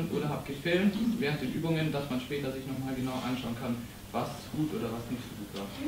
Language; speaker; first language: German; native; German